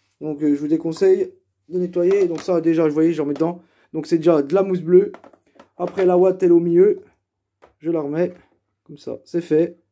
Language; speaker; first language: French; native; French